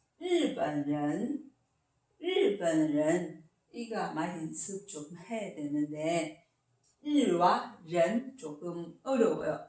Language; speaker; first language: Korean; non-native, learner; Chinese